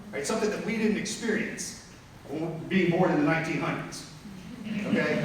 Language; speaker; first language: English; native; English